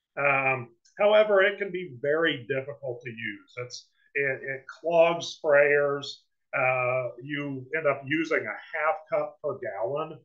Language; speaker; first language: English; native; English